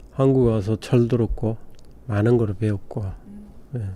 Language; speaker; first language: Korean; non-native, fluent; Bangla